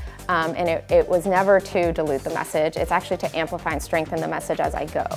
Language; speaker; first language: English; early bilingual, other home language; Spanish